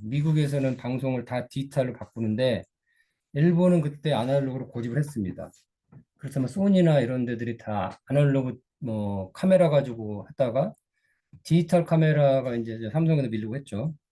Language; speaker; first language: Korean; native; Korean